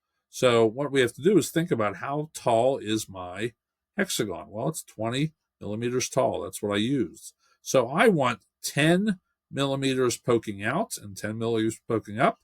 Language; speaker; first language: English; native; English